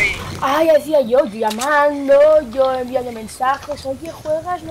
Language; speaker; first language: Spanish; native; Spanish